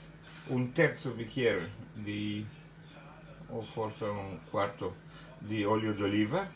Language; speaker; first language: Italian; non-native, fluent; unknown